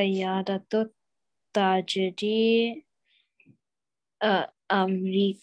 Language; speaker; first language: Arabic; non-native, learner; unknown